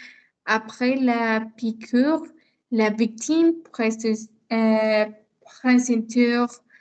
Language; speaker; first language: French; non-native, learner; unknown